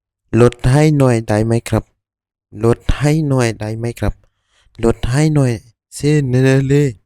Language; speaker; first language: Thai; non-native, fluent; Burmese